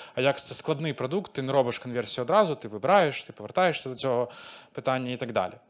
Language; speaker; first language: Ukrainian; non-native, local second language; Russian